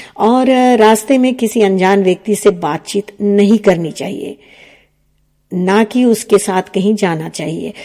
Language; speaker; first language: Hindi; early bilingual, heritage; Hindi